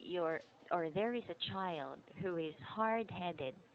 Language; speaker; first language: English; non-native, fluent; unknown